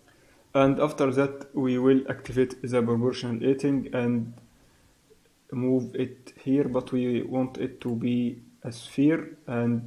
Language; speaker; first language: English; non-native, fluent; Arabic